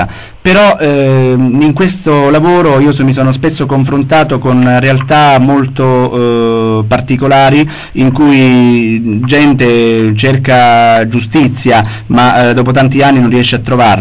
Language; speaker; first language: Italian; native; Italian